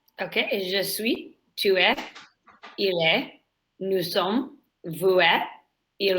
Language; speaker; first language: French; non-native, learner; English